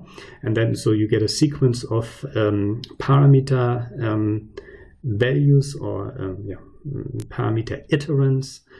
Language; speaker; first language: English; non-native, fluent; German